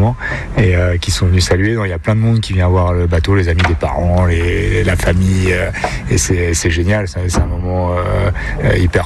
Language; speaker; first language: French; native; French